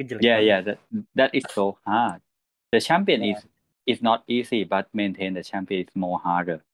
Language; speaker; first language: English; non-native, learner; Thai